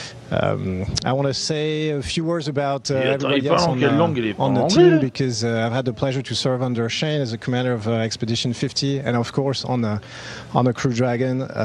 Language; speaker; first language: English; non-native, fluent; French